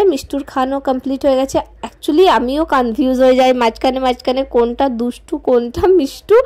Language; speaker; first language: Bangla; non-native, local second language; Hindi